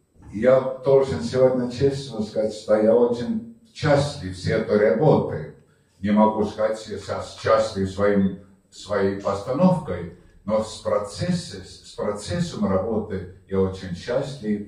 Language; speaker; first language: Russian; native; Russian